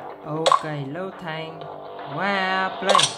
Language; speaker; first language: English; non-native, learner; Vietnamese